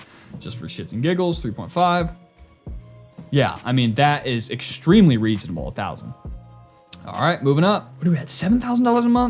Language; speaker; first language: English; native; English